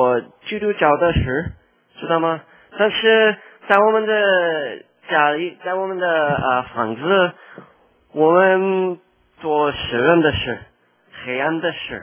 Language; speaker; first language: Chinese; non-native, learner; English